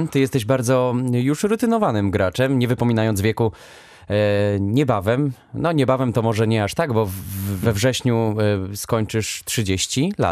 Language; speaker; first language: Polish; native; Polish